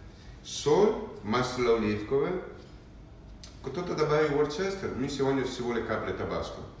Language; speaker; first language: Russian; non-native, learner; Italian